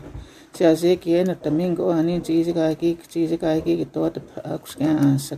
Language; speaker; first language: English; non-native, local second language; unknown